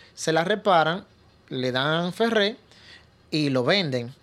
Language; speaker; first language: Spanish; native; Spanish